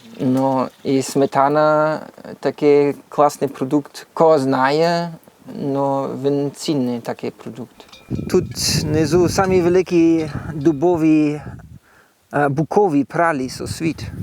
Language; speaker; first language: Ukrainian; non-native, learner; German